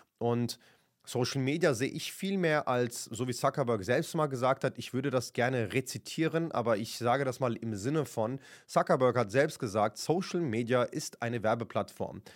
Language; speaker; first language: German; early bilingual, other home language; Kurdish